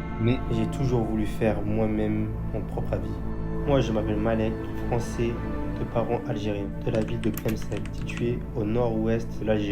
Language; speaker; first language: French; native; French